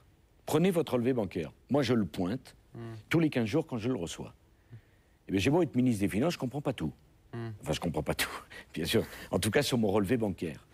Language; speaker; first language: French; native; French